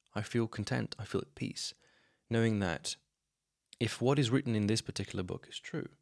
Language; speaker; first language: English; non-native, fluent; Slovenian